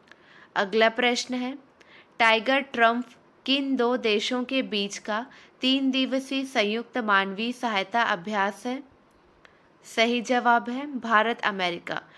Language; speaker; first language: Hindi; native; Hindi